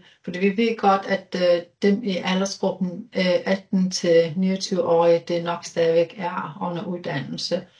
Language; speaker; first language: Danish; non-native, local second language; Kalaallisut